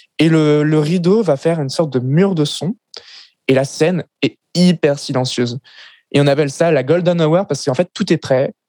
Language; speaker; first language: French; native; French